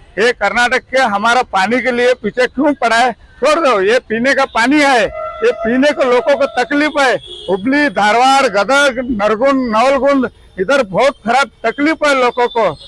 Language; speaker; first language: Hindi; non-native, local second language; Kannada